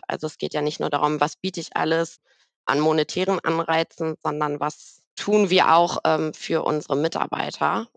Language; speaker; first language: German; native; German